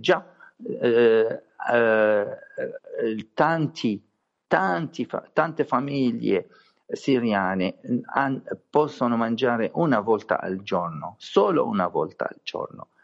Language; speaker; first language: Italian; non-native, fluent; Arabic